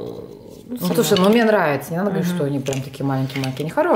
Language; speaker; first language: Russian; native; Russian